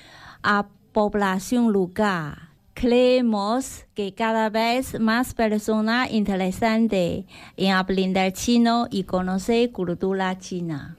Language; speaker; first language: Spanish; non-native, learner; Chinese